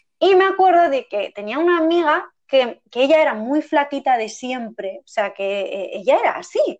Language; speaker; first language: Spanish; early bilingual, other home language; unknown